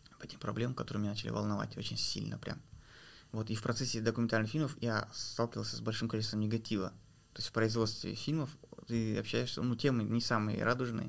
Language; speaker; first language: Russian; native; Russian